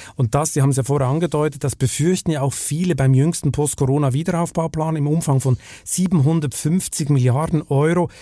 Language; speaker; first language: German; native; German